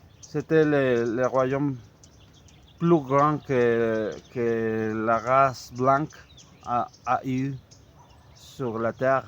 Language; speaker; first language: French; non-native, fluent; Spanish